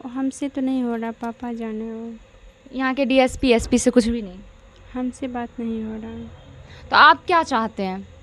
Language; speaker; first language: Hindi; native; Hindi